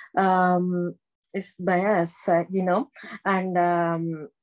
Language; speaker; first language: English; non-native, local second language; Tamil